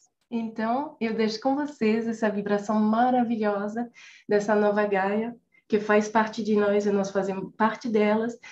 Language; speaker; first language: Portuguese; non-native, fluent; French